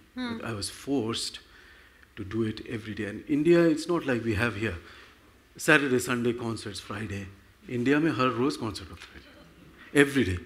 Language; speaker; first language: English; non-native, local second language; Gujarati